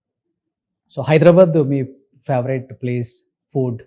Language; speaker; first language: Telugu; native; Telugu